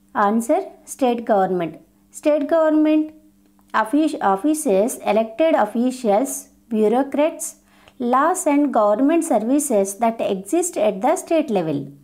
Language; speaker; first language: English; non-native, local second language; Telugu